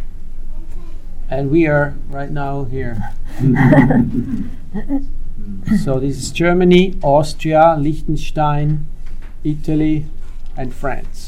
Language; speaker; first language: English; non-native, fluent; Swiss German